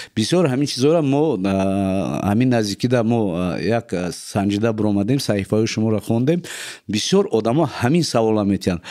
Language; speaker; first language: Tajik; non-native, local second language; Uzbek